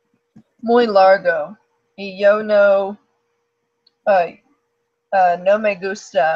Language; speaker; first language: Spanish; non-native, learner; English